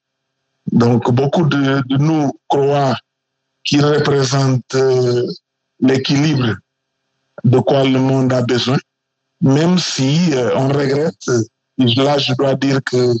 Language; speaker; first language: French; non-native, fluent; Portuguese